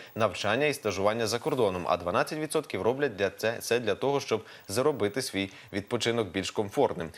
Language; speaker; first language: Ukrainian; native; Ukrainian